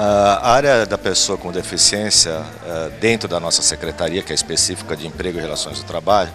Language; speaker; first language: Portuguese; native; Portuguese